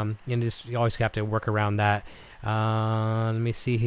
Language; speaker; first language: English; native; English